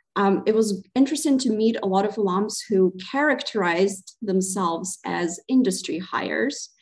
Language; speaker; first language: English; non-native, fluent; Ukrainian